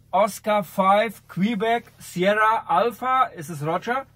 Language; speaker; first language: English; non-native, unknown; German